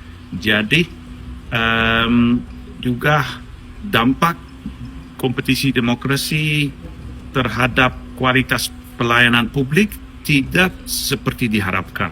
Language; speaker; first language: Indonesian; non-native, fluent; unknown